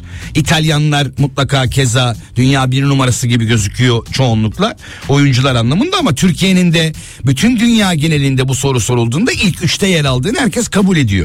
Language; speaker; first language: Turkish; native; Turkish